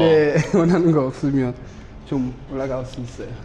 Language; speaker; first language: Korean; non-native, learner; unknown